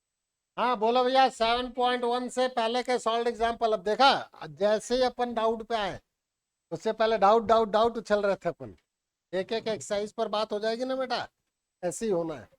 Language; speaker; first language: Hindi; native; Hindi